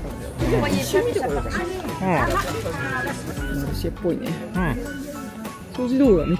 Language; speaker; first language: Japanese; native; Japanese